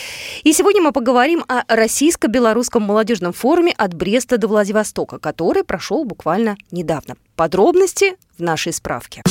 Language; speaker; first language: Russian; native; Russian